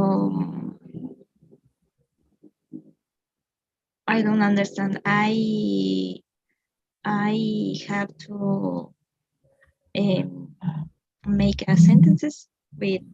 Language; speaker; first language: English; non-native, learner; Spanish